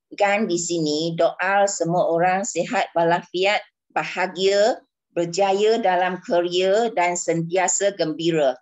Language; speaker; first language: Malay; non-native, local second language; Chinese